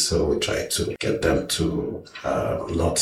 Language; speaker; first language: English; non-native, local second language; Igbo